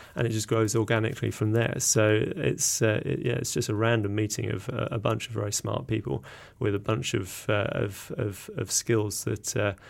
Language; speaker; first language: English; native; English